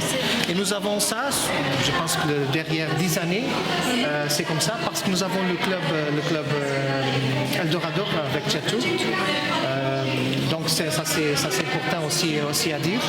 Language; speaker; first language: French; non-native, learner; Portuguese